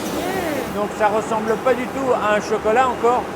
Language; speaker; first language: French; native; French